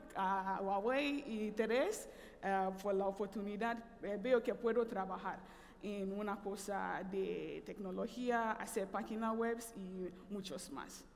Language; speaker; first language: Spanish; non-native, fluent; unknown